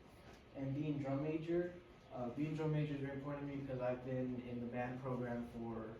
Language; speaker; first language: English; early bilingual, other home language; Spanish